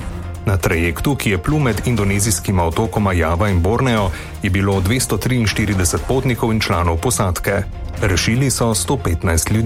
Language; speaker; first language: Slovenian; native; Slovenian